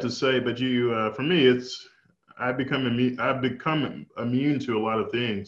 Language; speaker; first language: English; native; English